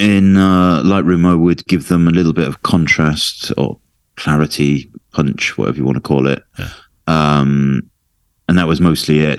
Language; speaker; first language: English; native; English